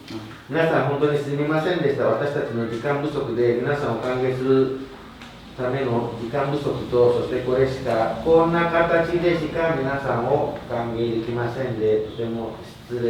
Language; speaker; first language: Japanese; non-native, fluent; Indonesian